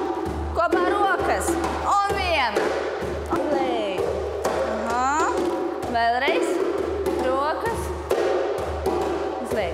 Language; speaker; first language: Latvian; non-native, local second language; Russian